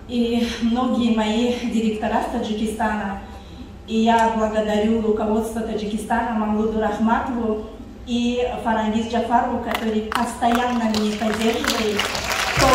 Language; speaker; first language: Russian; non-native, fluent; Tajik